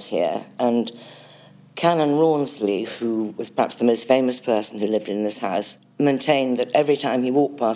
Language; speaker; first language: English; native; English